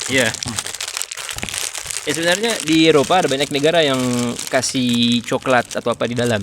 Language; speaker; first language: Indonesian; non-native, fluent; French